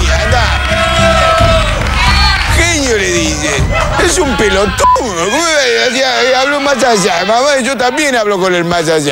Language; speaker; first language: Spanish; native; Spanish